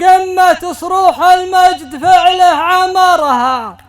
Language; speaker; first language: Arabic; native; Arabic